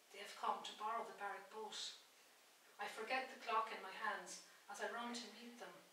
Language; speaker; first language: English; native; English